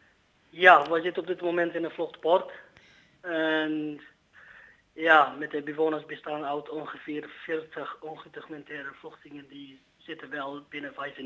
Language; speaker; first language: Dutch; non-native, learner; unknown